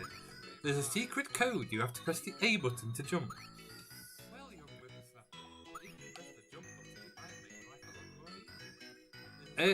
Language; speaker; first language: English; native; English